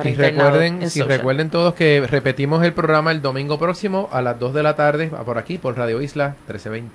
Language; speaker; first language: Spanish; native; Spanish